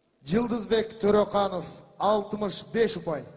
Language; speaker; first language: Kyrgyz; native; Kyrgyz